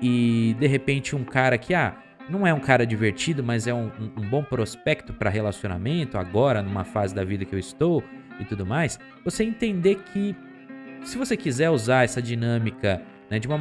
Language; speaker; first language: Portuguese; native; Portuguese